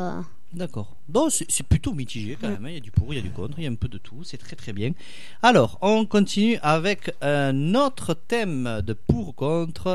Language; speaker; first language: French; native; French